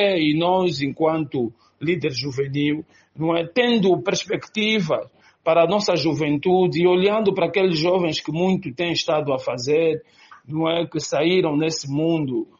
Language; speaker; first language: Portuguese; native; Portuguese